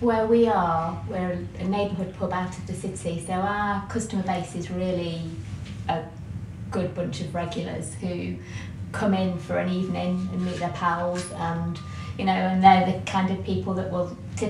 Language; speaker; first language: English; native; English